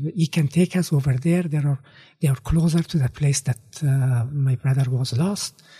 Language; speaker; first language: English; non-native, fluent; Persian